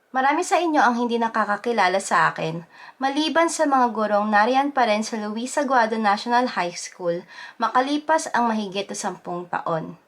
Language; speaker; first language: Filipino; native; Filipino